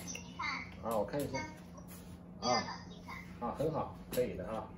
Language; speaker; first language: Chinese; native; Chinese